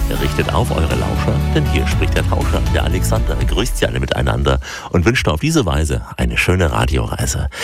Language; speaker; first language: German; native; German